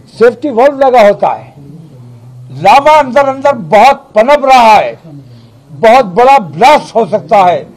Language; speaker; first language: Hindi; native; Hindi